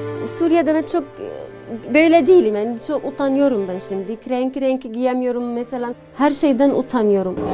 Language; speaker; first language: Turkish; non-native, learner; Arabic